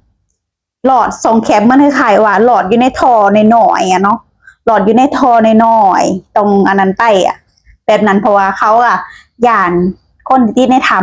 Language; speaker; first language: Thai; non-native, local second language; Lao